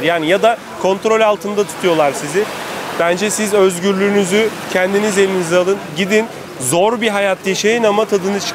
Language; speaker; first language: Turkish; native; Turkish